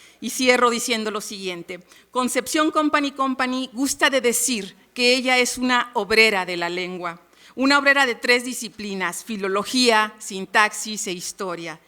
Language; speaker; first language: Spanish; native; Spanish